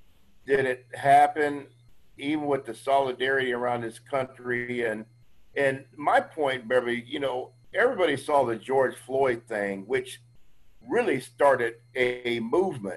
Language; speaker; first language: English; native; English